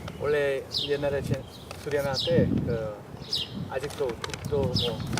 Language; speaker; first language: Korean; non-native, learner; English